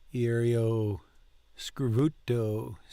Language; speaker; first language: Italian; non-native, learner; English